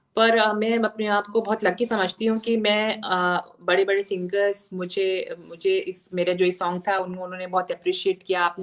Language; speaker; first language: Hindi; native; Hindi